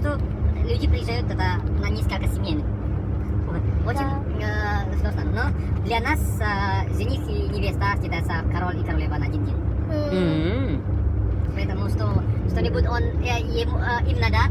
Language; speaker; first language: Russian; non-native, learner; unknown